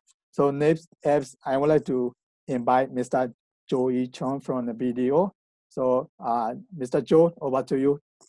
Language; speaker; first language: English; non-native, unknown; Burmese